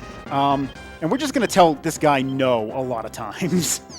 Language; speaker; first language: English; native; English